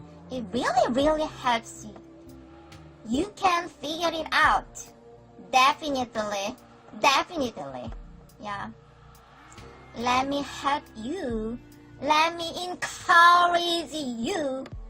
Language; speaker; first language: English; non-native, fluent; Korean